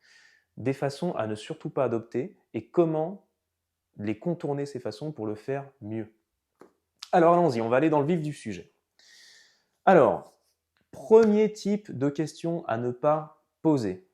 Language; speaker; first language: French; native; French